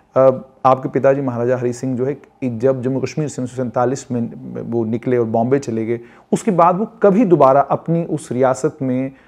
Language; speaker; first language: Hindi; non-native, local second language; Kashmiri